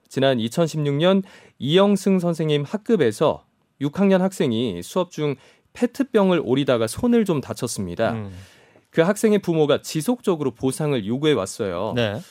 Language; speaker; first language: Korean; native; Korean